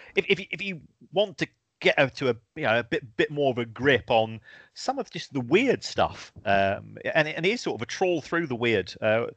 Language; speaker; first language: English; native; English